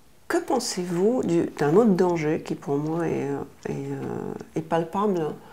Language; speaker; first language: French; non-native, fluent; Russian